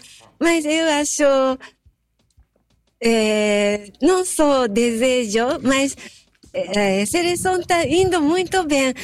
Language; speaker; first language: Portuguese; non-native, learner; Japanese